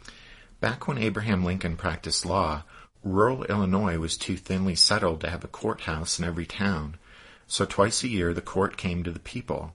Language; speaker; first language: English; native; English